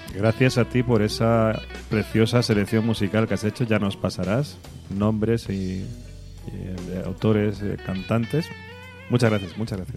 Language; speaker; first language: Spanish; native; Spanish